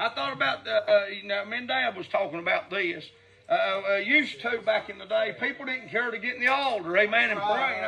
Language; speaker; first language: English; native; English